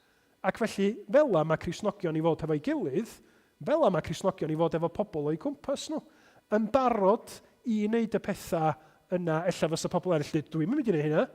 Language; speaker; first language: Welsh; native; Welsh